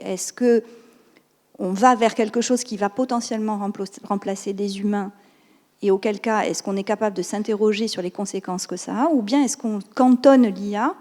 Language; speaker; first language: French; native; French